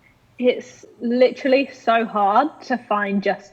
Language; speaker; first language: English; native; English